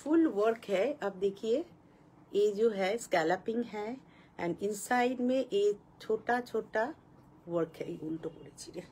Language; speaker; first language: Hindi; non-native, local second language; Bangla